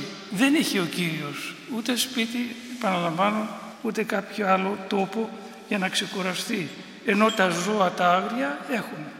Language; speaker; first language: Greek; native; Greek